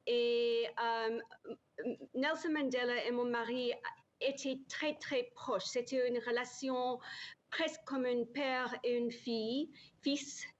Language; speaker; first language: French; non-native, learner; English